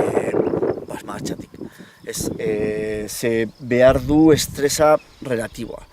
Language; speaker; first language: Basque; non-native, local second language; Spanish